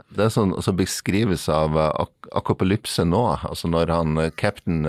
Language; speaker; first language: Norwegian; native; Norwegian